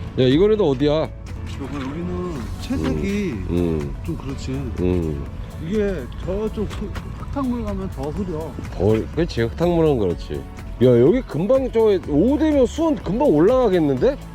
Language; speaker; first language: Korean; native; Korean